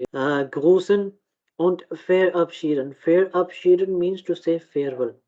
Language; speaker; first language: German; non-native, fluent; Urdu